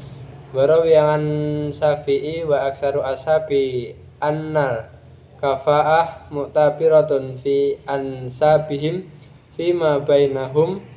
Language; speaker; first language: Arabic; non-native, learner; Indonesian